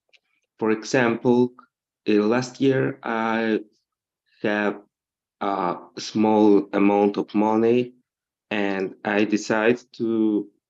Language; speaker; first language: English; non-native, learner; Spanish